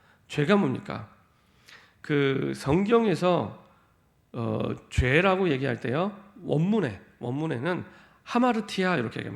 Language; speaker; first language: Korean; native; Korean